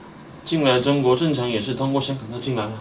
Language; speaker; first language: Chinese; native; Chinese